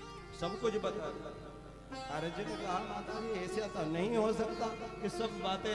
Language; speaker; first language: Hindi; native; Hindi